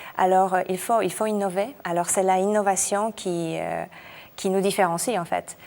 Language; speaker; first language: French; non-native, fluent; Polish